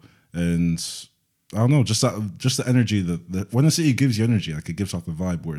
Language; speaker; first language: English; native; English